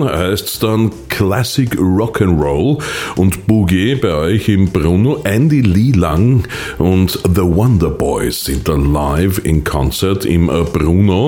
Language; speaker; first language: German; native; German